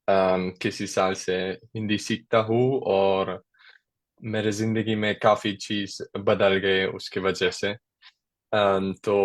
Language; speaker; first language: Hindi; non-native, learner; German